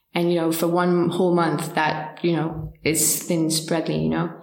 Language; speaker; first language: English; early bilingual, heritage; French